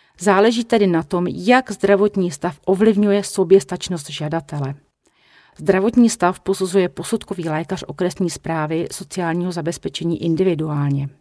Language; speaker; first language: Czech; native; Czech